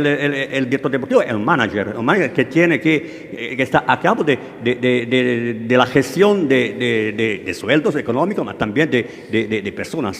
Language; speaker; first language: Spanish; non-native, learner; Italian